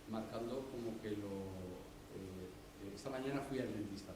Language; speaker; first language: Spanish; native; Spanish